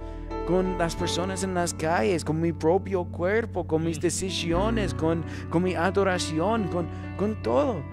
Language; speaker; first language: Spanish; non-native, fluent; English